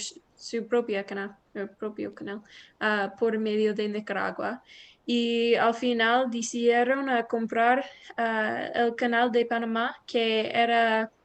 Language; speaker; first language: Spanish; non-native, learner; English